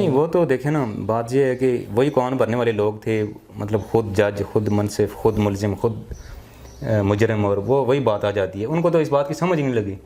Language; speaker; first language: Urdu; non-native, local second language; Pahari-Potwari